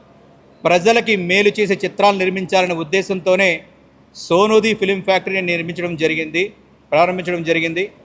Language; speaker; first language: Telugu; native; Telugu